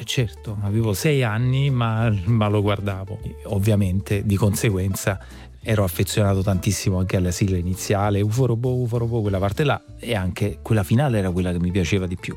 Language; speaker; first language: Italian; native; Italian